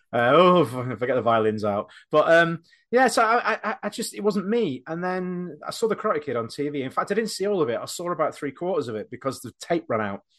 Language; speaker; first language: English; native; English